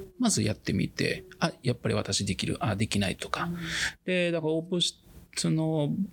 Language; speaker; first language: Japanese; non-native, fluent; Arabic